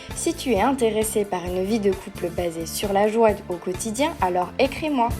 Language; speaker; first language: French; native; French